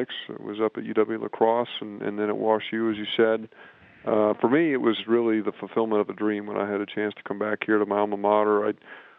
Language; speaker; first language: English; native; English